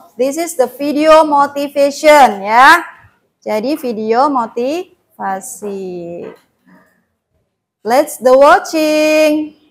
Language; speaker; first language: English; non-native, learner; Indonesian